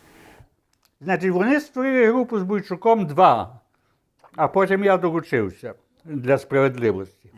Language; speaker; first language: Ukrainian; early bilingual, heritage; Ukrainian